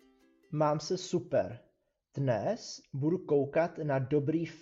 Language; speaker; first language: Czech; non-native, fluent; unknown